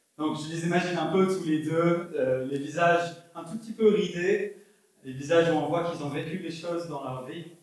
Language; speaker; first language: French; non-native, fluent; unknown